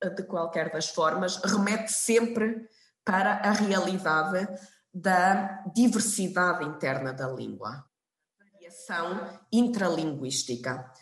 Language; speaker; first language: Portuguese; native; Portuguese